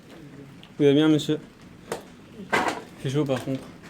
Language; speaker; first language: French; native; French